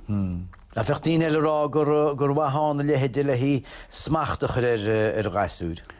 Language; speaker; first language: Irish; native; Irish